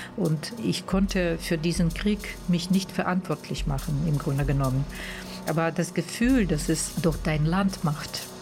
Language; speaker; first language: German; non-native, fluent; Russian